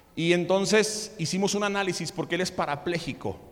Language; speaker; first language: Spanish; early bilingual, other home language; English